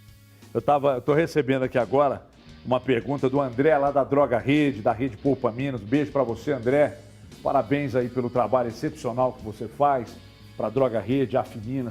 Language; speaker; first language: Portuguese; native; Portuguese